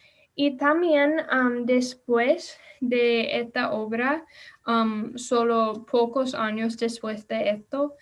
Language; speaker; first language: Spanish; non-native, learner; English